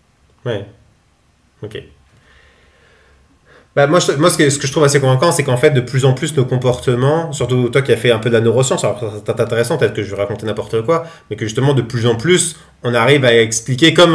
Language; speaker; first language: French; native; French